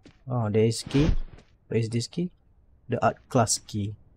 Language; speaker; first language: English; non-native, local second language; Malay